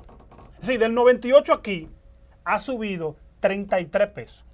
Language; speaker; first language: Spanish; native; Spanish